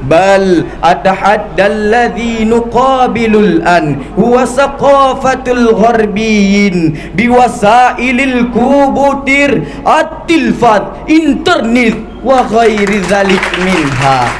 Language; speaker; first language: Arabic; non-native, learner; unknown